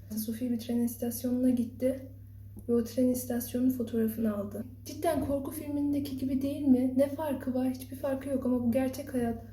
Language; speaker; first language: Turkish; early bilingual, heritage; Turkish